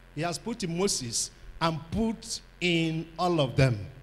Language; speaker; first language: English; non-native, local second language; Igbo